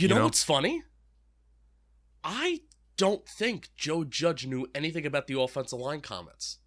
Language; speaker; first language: English; native; English